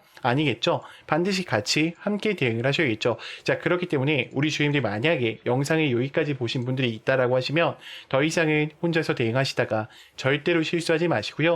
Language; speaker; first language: Korean; native; Korean